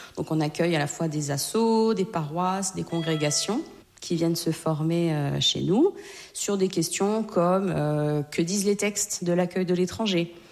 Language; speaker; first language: French; native; French